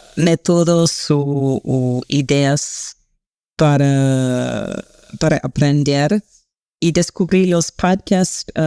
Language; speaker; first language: Spanish; non-native, learner; English